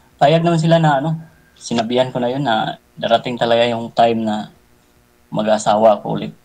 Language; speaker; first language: Filipino; non-native, local second language; Cebuano